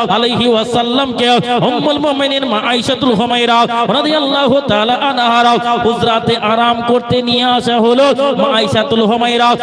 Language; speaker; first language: Bangla; non-native, fluent; Urdu